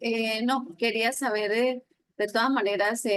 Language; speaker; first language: Spanish; native; Spanish